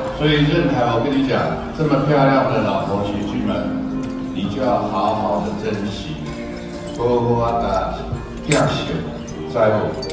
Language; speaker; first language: Chinese; non-native, local second language; Min Nan Chinese